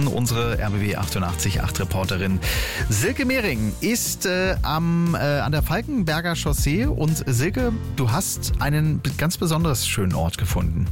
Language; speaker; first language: German; native; German